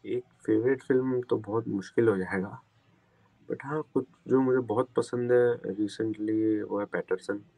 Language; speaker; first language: Hindi; non-native, local second language; Gujarati